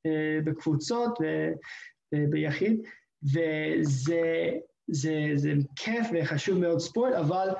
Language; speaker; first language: Hebrew; non-native, fluent; English